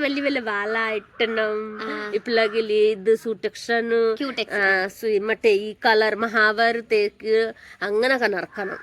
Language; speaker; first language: Malayalam; non-native, learner; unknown